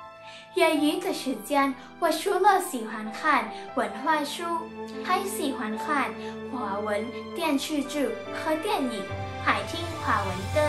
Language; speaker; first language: Chinese; non-native, learner; Thai